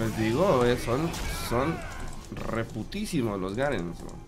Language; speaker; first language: Spanish; native; Spanish